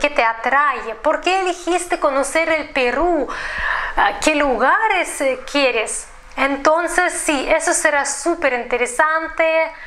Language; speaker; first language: Spanish; non-native, fluent; Russian